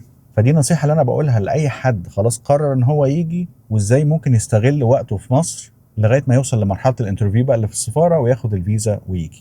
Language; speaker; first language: Arabic; native; Arabic